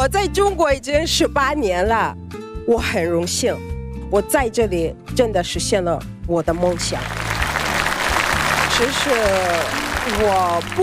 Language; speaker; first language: Chinese; non-native, fluent; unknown